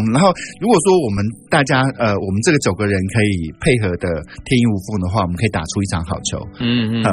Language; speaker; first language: Chinese; native; Chinese